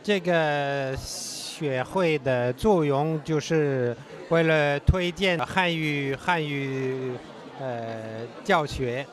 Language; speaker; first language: Chinese; non-native, fluent; French